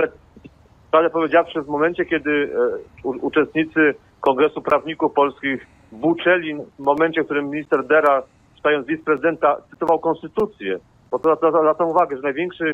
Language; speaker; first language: Polish; native; Polish